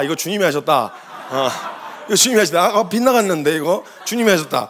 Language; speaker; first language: Korean; native; Korean